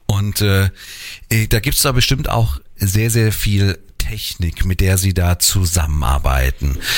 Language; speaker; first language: German; native; German